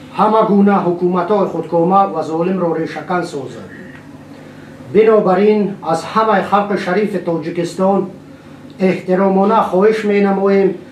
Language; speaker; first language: Tajik; non-native, local second language; Shughni